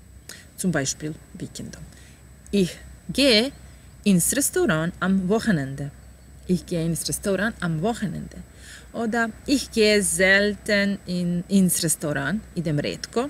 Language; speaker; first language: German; non-native, fluent; Serbian